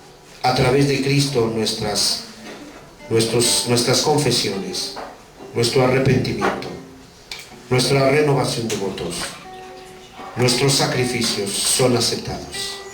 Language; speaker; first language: Spanish; native; Spanish